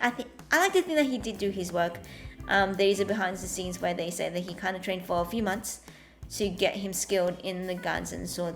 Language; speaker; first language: English; native; English